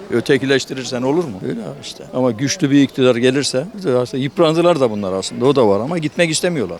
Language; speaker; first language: Turkish; native; Turkish